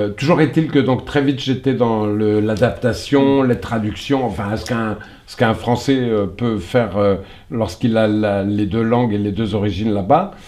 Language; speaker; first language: French; early bilingual, other home language; Portuguese